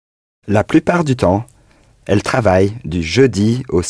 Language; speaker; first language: French; non-native, learner; English